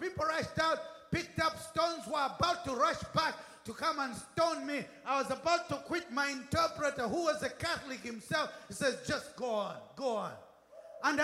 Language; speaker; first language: English; native; English